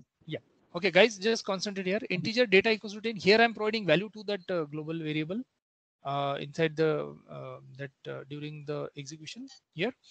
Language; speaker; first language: English; non-native, local second language; Marathi